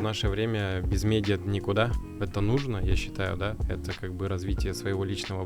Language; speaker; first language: Russian; native; Russian